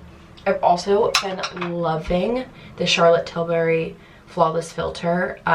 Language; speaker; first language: English; native; English